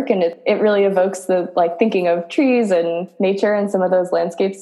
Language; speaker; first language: English; native; English